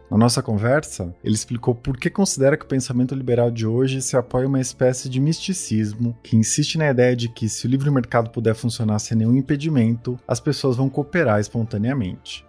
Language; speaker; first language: Portuguese; native; Portuguese